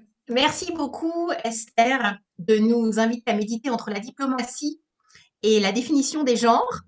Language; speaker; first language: French; native; French